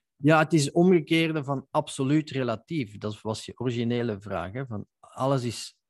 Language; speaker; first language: Dutch; native; Dutch